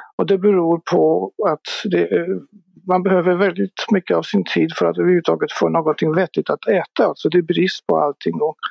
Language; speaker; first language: Swedish; non-native, fluent; Polish